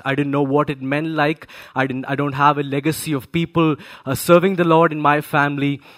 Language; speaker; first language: English; non-native, local second language; Malayalam